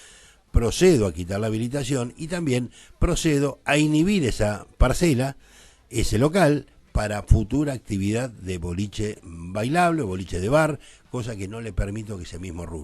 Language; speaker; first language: Spanish; native; Spanish